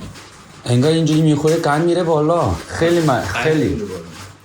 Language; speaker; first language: Persian; non-native, learner; Korean